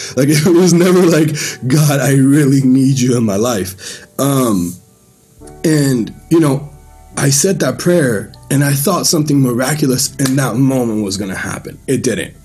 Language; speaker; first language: English; early bilingual, other home language; Persian